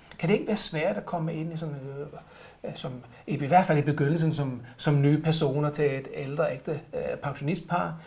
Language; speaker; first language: Danish; native; Danish